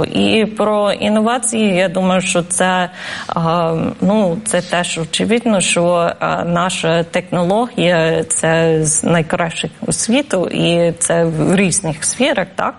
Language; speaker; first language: Ukrainian; non-native, fluent; English